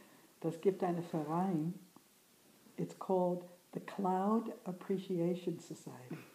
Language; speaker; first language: German; non-native, fluent; English